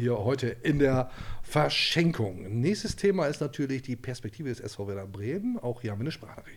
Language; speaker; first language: German; native; German